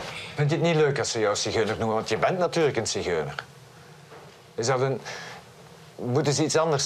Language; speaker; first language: Dutch; native; Dutch